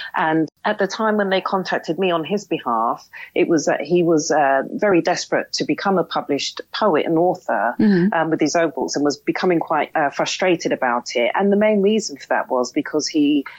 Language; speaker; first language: English; native; English